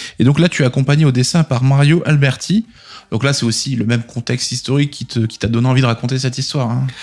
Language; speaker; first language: French; native; French